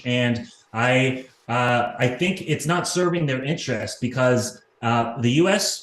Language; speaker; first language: English; native; English